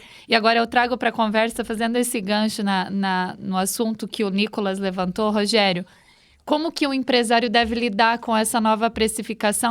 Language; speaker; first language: Portuguese; native; Portuguese